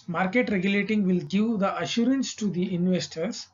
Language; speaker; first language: English; non-native, local second language; Kannada